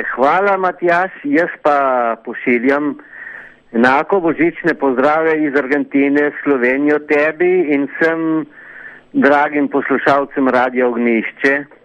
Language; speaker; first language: Slovenian; early bilingual, heritage; Slovenian